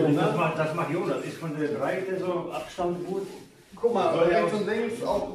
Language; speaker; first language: German; native; German